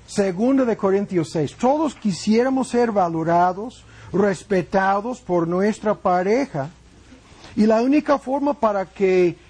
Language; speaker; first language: Spanish; non-native, fluent; English